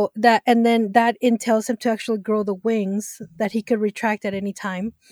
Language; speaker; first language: English; early bilingual, other home language; Spanish